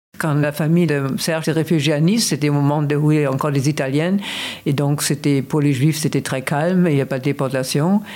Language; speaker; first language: French; non-native, fluent; German